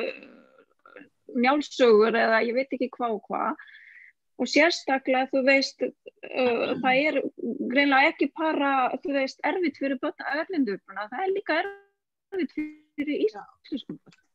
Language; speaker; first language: Icelandic; non-native, learner; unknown